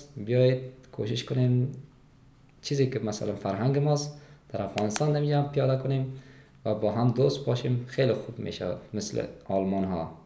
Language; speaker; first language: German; non-native, learner; Persian